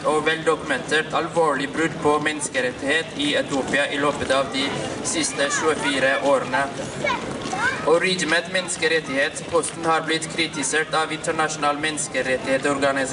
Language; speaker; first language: Norwegian; non-native, fluent; Oromo